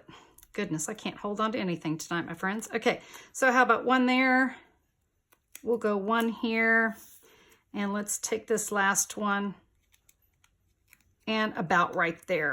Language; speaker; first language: English; native; English